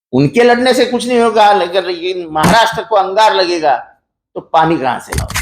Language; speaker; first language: Hindi; non-native, local second language; Marathi